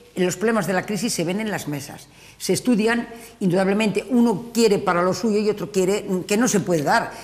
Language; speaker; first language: Spanish; native; Spanish